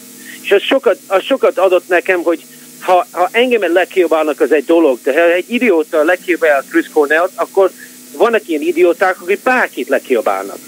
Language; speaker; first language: Hungarian; early bilingual, heritage; Hungarian